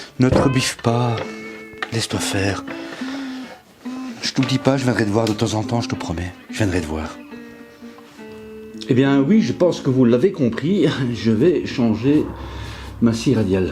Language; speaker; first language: French; native; French